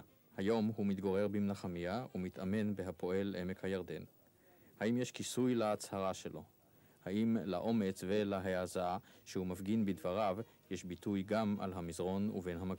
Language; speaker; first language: Hebrew; native; Hebrew